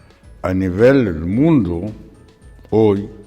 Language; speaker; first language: Spanish; non-native, fluent; Arabic